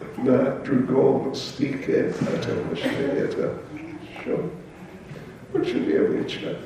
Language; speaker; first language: Russian; non-native, learner; English